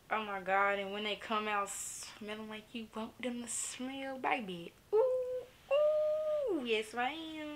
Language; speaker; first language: English; native; English